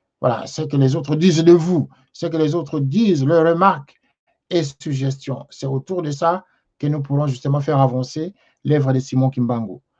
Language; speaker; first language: French; non-native, local second language; Lingala